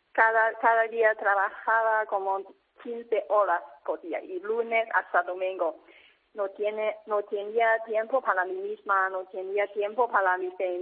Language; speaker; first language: Spanish; non-native, learner; Cantonese